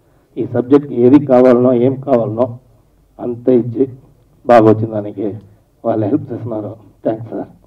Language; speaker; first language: Telugu; non-native, learner; Tamil